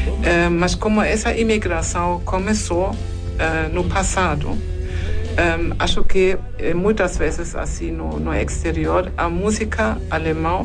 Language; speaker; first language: Portuguese; non-native, fluent; German